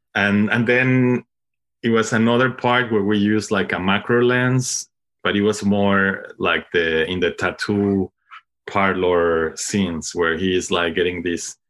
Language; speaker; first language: English; non-native, fluent; Spanish